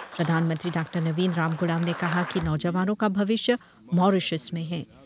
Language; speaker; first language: Hindi; non-native, local second language; Morisyen